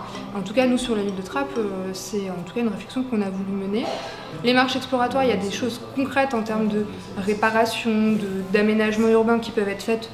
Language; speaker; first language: French; native; French